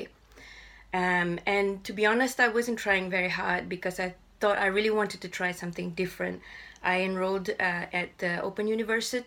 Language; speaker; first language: English; non-native, local second language; Malay